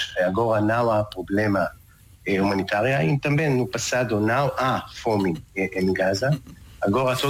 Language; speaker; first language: Portuguese; non-native, learner; Hebrew